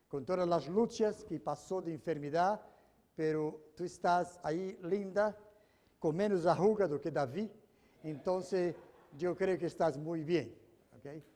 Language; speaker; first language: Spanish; non-native, fluent; Portuguese